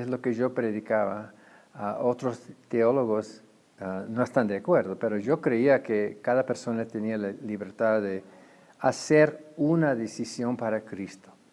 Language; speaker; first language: Spanish; non-native, fluent; English